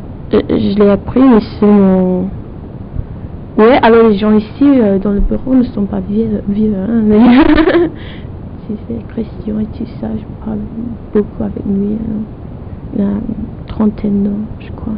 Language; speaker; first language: French; non-native, fluent; English